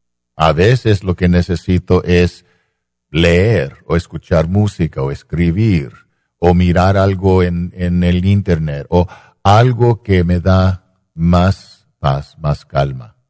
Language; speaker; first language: Spanish; non-native, fluent; English